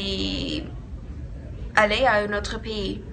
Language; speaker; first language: French; non-native, learner; English